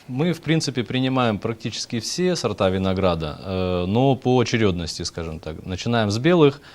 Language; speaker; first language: Russian; native; Russian